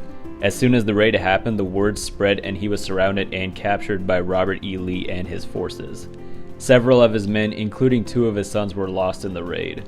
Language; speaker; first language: English; native; English